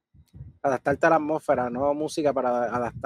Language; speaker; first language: Spanish; native; Spanish